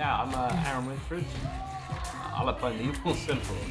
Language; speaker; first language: English; native; English